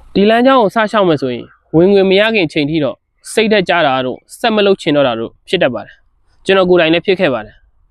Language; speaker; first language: Burmese; native; Burmese